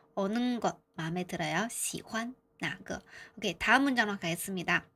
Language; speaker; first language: Korean; non-native, fluent; Chinese